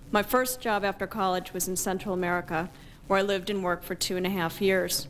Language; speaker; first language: English; native; English